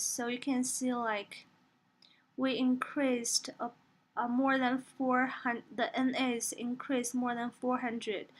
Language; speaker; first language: English; non-native, fluent; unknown